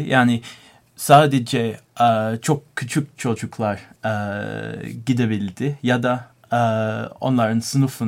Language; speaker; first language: Turkish; non-native, learner; English